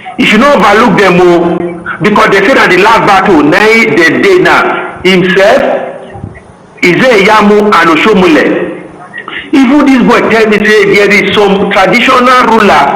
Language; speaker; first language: Nigerian Pidgin; non-native, local second language; Bini